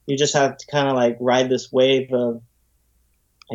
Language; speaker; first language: English; native; English